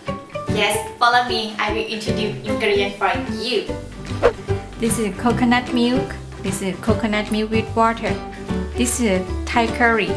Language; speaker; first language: English; non-native, learner; Thai